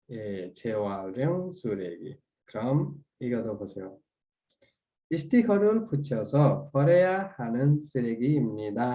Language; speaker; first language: Korean; non-native, learner; Nepali